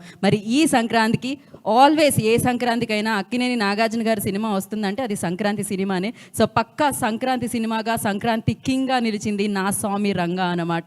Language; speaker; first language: Telugu; native; Telugu